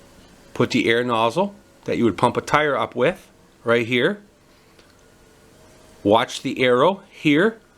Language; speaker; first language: English; native; English